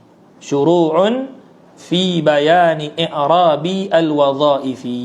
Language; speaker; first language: Arabic; non-native, fluent; Malay